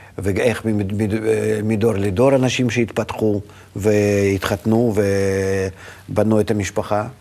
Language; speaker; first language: Hebrew; non-native, fluent; Russian